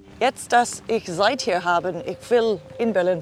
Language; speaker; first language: German; non-native, learner; English